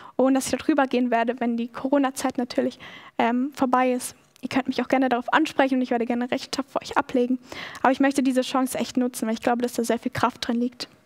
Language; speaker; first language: German; native; German